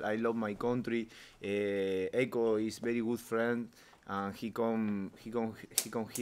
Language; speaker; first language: English; non-native, learner; Spanish